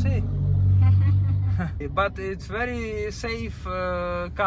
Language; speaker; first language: English; non-native, learner; Czech